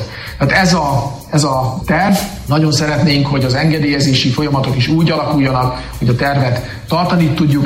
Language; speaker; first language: Hungarian; native; Hungarian